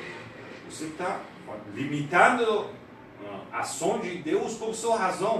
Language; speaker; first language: Portuguese; non-native, learner; Persian